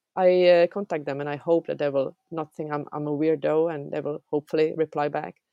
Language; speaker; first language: English; non-native, fluent; Czech